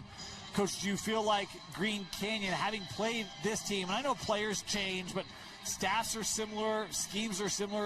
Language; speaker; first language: English; native; English